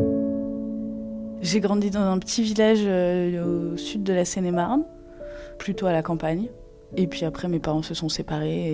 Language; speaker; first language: French; native; French